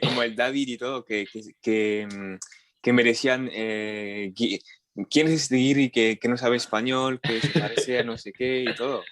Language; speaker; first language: Spanish; non-native, fluent; French